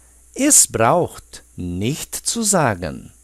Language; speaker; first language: German; non-native, fluent; Portuguese